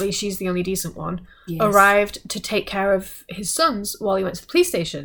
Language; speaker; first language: English; native; English